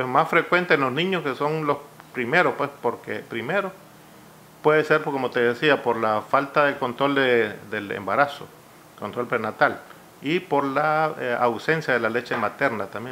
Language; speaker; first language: Spanish; native; Spanish